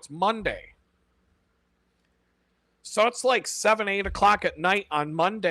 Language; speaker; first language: English; native; English